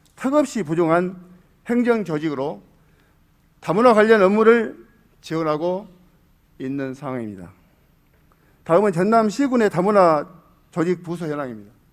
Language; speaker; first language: Korean; native; Korean